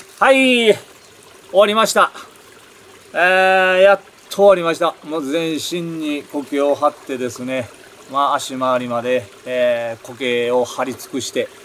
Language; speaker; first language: Japanese; native; Japanese